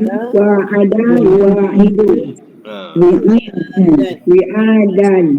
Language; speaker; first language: Arabic; non-native, learner; Malay